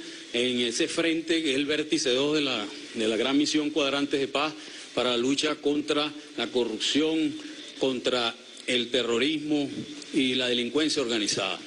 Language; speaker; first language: Spanish; native; Spanish